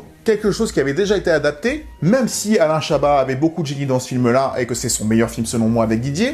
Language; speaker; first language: French; native; French